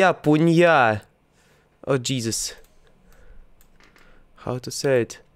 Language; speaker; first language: English; non-native, learner; Russian